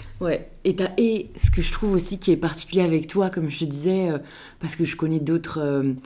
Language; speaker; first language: French; native; French